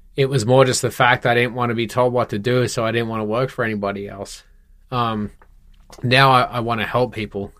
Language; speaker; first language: English; native; English